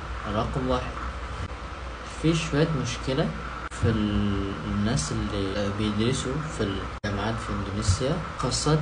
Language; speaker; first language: Arabic; non-native, fluent; Indonesian